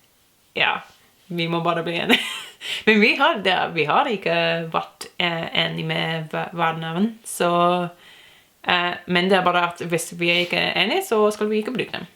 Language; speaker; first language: Norwegian; non-native, learner; English